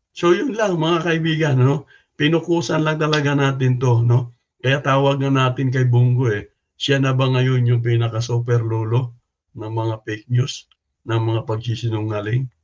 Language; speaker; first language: Filipino; non-native, local second language; Cebuano